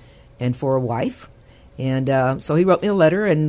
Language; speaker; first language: English; early bilingual, other home language; Spanish